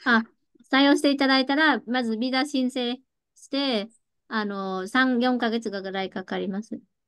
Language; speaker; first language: Japanese; non-native, fluent; Vietnamese